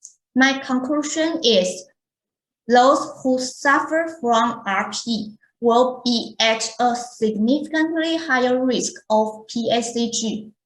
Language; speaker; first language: English; non-native, fluent; Chinese